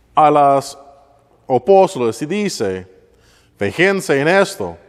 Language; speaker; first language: Spanish; non-native, learner; English